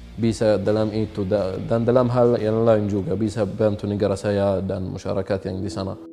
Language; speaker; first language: Indonesian; non-native, fluent; Arabic